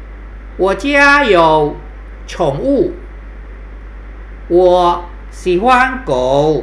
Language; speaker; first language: Chinese; non-native, fluent; Thai